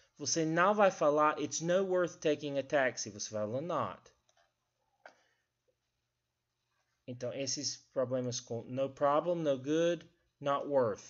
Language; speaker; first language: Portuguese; non-native, learner; English